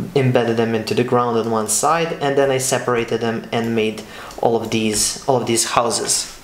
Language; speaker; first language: English; non-native, fluent; Serbian